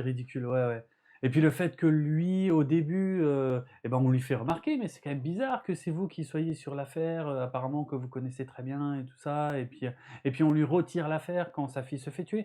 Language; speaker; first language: French; native; French